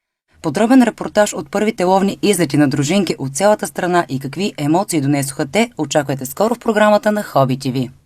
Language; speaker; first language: Bulgarian; native; Bulgarian